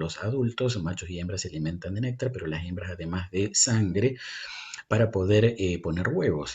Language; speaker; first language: Spanish; native; Spanish